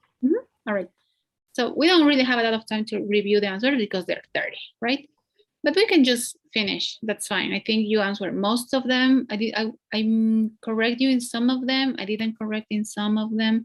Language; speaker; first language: English; non-native, fluent; Spanish